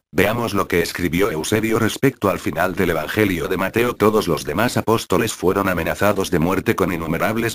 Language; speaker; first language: Spanish; native; Spanish